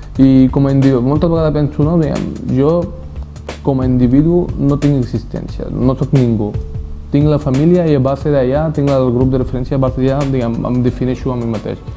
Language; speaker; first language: Catalan; non-native, fluent; Urdu